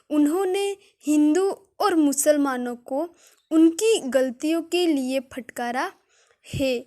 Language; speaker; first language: Hindi; non-native, local second language; Gujarati